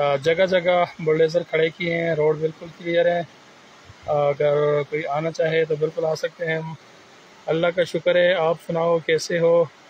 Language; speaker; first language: Urdu; non-native, local second language; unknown